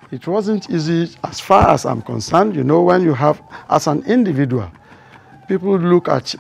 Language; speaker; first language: English; non-native, local second language; Yoruba